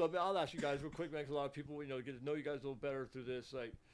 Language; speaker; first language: English; native; English